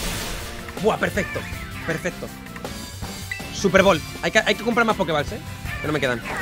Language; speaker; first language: Spanish; native; Spanish